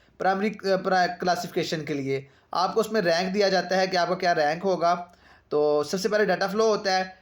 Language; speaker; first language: Urdu; non-native, local second language; Punjabi